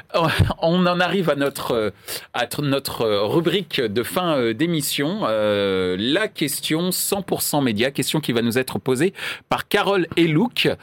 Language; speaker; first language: French; native; French